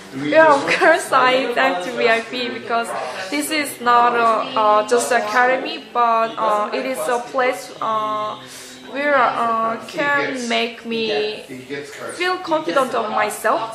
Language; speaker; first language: English; non-native, learner; Korean